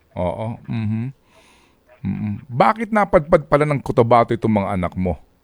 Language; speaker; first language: Filipino; native; Filipino